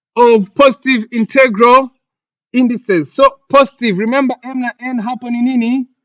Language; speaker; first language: English; non-native, local second language; Swahili